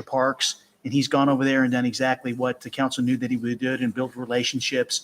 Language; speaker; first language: English; native; English